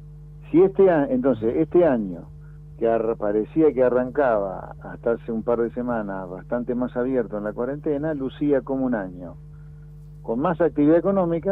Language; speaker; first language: Spanish; native; Spanish